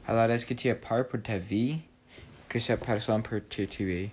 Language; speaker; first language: French; non-native, learner; English